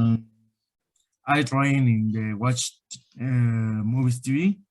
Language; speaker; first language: English; non-native, learner; Spanish